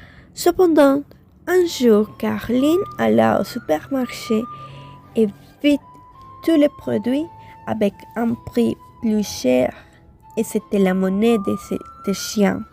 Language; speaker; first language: French; non-native, fluent; Spanish